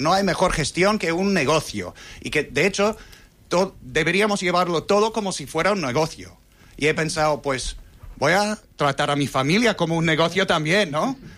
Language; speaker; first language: Spanish; non-native, fluent; English